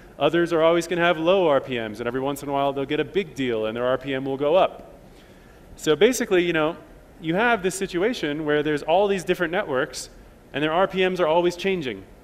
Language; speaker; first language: English; native; English